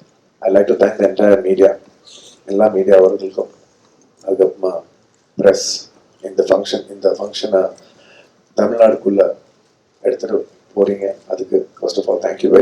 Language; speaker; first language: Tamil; non-native, local second language; Telugu